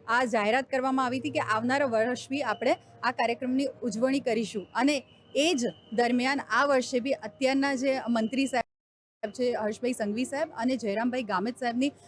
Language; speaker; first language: Gujarati; non-native, local second language; Sindhi